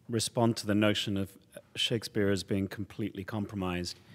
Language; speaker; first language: English; native; English